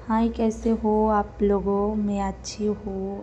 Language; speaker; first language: Hindi; non-native, local second language; Bangla